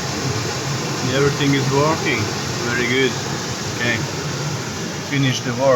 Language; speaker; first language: English; non-native, learner; Latvian